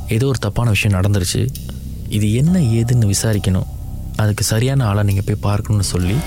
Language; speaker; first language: Tamil; early bilingual, heritage; Tamil